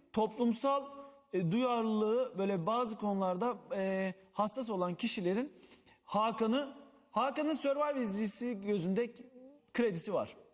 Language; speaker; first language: Turkish; native; Turkish